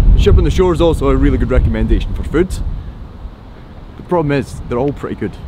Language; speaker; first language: English; native; English